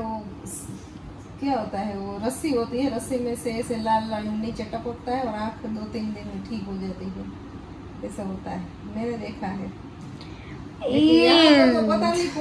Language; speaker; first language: Hindi; non-native, local second language; Gujarati